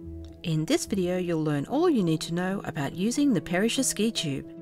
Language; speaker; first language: English; native; English